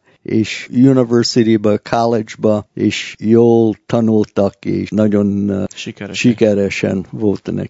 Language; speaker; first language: Hungarian; early bilingual, heritage; Hungarian